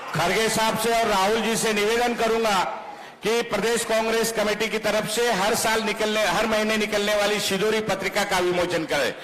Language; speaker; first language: Hindi; non-native, local second language; Marathi